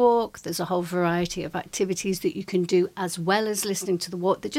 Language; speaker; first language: English; native; English